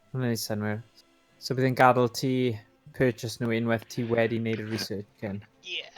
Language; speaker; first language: Welsh; non-native, local second language; English